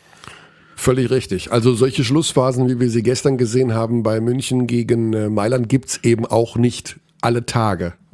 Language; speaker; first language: German; native; German